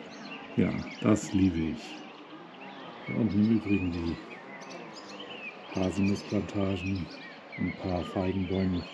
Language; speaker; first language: German; native; German